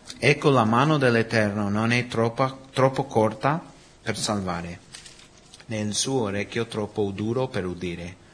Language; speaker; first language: Italian; non-native, fluent; Spanish